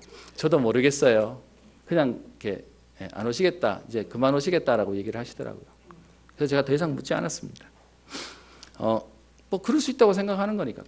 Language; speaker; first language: Korean; native; Korean